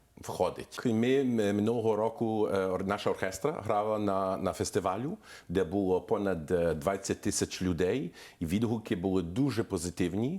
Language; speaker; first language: Ukrainian; early bilingual, heritage; Ukrainian